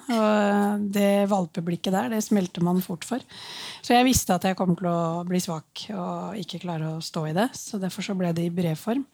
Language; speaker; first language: Norwegian; early bilingual, other home language; Urdu